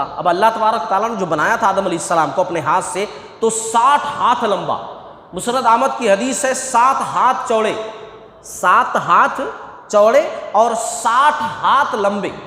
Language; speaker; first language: Urdu; native; Urdu